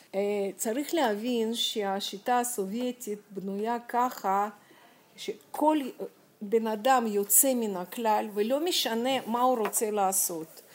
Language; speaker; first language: Hebrew; non-native, fluent; Russian